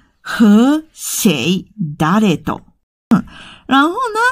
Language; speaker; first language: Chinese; non-native, fluent; Japanese